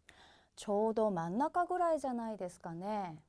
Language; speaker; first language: Japanese; native; Japanese